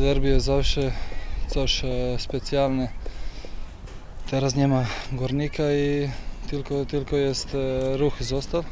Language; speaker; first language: Polish; non-native, learner; Croatian